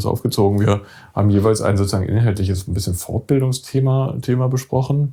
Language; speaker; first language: German; native; German